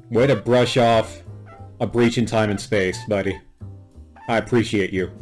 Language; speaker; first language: English; native; English